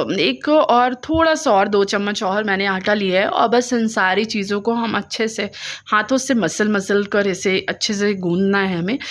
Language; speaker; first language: Hindi; native; Hindi